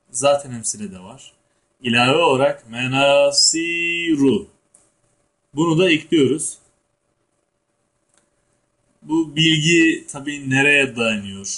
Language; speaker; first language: Turkish; native; Turkish